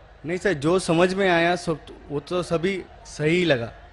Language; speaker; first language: Hindi; non-native, local second language; Bangla